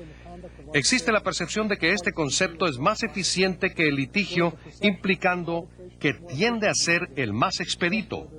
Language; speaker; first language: Spanish; native; Spanish